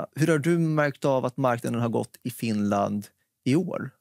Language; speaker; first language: Swedish; native; Swedish